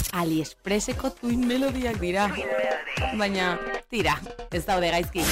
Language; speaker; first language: Basque; non-native, local second language; Spanish